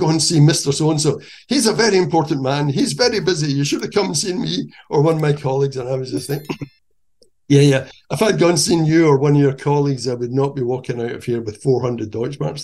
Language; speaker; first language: English; native; English